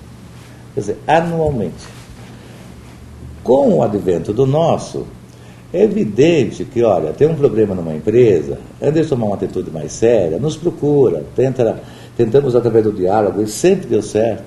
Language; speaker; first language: Portuguese; native; Portuguese